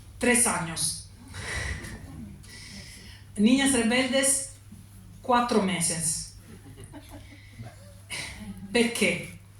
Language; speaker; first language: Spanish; non-native, learner; Italian